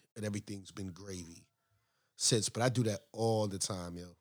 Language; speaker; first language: English; native; English